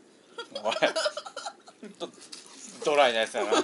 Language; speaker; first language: Japanese; native; Japanese